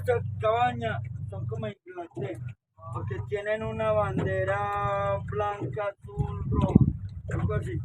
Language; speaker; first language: Spanish; native; Spanish